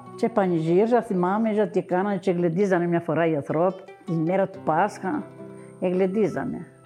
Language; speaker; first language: Greek; native; Greek